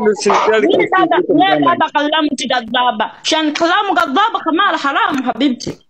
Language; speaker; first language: Arabic; non-native, learner; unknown